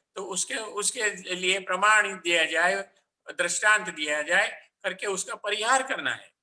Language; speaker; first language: Hindi; non-native, local second language; Gujarati